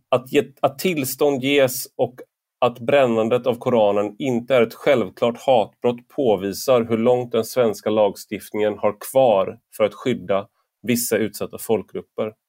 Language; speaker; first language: Swedish; native; Swedish